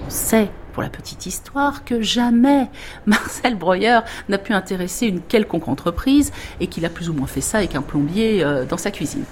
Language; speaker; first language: French; native; French